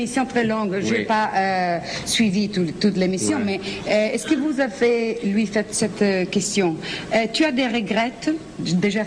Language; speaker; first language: French; non-native, fluent; Italian